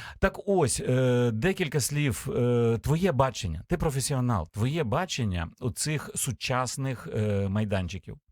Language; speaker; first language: Ukrainian; native; Ukrainian